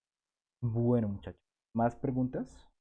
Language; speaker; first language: Spanish; native; Spanish